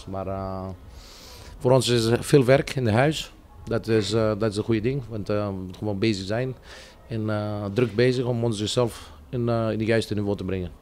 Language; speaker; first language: Dutch; non-native, fluent; Greek